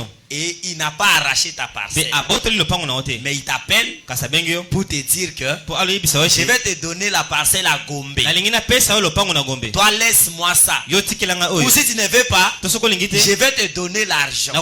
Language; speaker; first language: Haitian Creole; non-native, local second language; Lingala